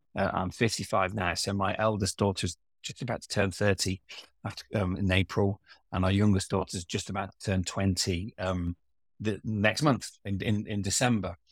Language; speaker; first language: English; native; English